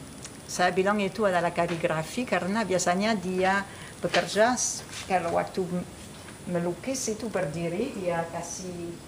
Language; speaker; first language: Indonesian; non-native, fluent; French